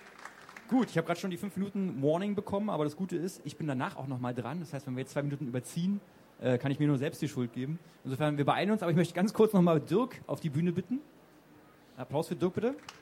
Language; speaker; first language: German; native; German